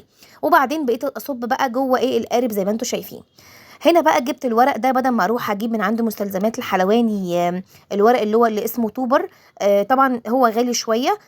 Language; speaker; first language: Arabic; native; Arabic